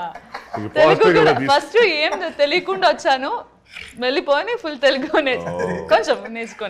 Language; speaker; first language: Telugu; non-native, learner; Malayalam